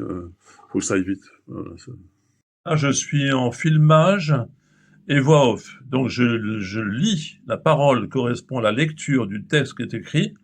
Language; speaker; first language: French; native; French